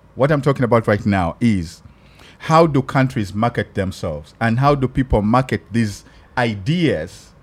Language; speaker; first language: English; non-native, local second language; Ganda